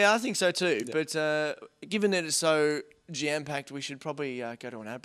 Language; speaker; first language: English; native; English